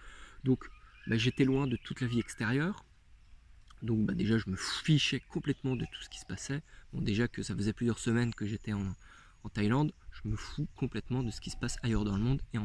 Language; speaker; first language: French; native; French